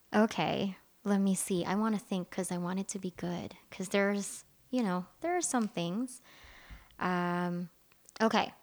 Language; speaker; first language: English; non-native, local second language; Filipino